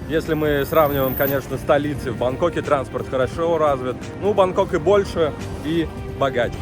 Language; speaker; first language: Russian; native; Russian